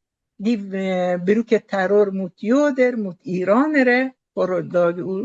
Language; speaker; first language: Norwegian; non-native, fluent; Persian